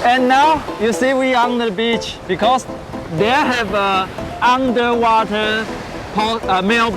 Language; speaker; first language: English; non-native, learner; Chinese